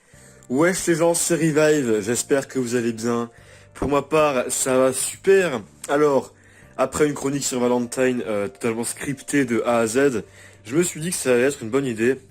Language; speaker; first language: French; native; French